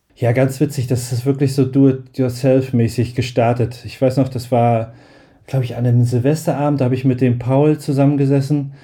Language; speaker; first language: German; native; German